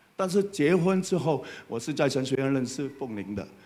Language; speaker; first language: Chinese; non-native, fluent; Cantonese